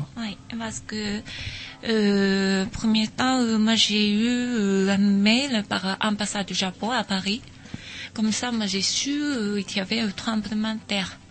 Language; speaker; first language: French; non-native, learner; Japanese